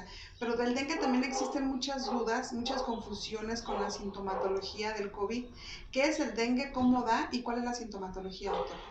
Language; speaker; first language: Spanish; native; Spanish